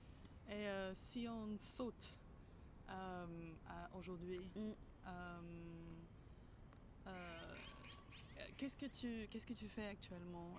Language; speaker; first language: French; non-native, fluent; English